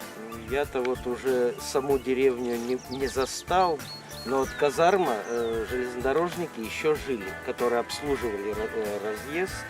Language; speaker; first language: Russian; native; Russian